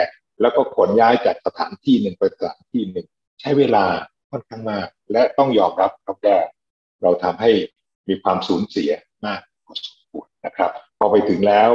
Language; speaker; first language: Thai; native; Thai